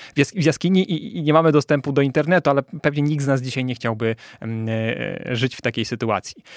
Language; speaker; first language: Polish; native; Polish